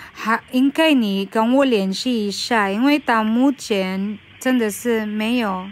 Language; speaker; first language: Chinese; non-native, fluent; Filipino